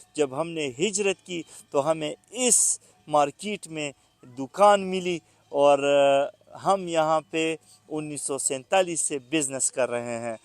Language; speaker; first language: Urdu; non-native, local second language; Pashto